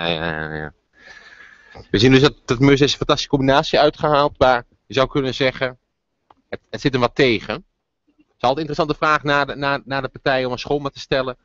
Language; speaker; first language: Dutch; native; Dutch